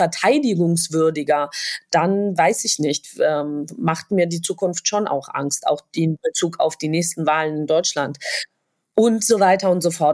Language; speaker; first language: German; non-native, fluent; Georgian